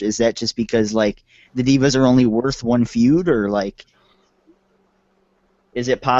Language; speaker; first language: English; native; English